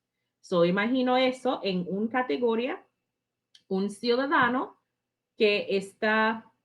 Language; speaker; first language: Spanish; non-native, fluent; English